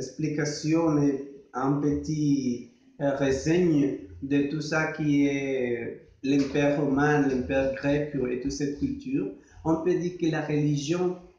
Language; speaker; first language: French; non-native, learner; Spanish